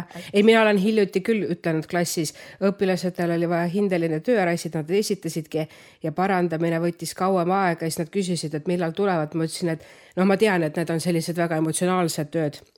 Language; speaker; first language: Estonian; non-native, local second language; Russian